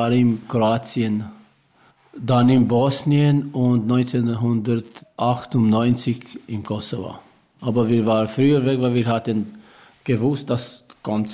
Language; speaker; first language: German; non-native, learner; Albanian